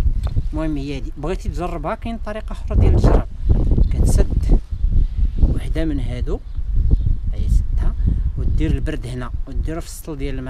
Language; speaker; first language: Arabic; native; Arabic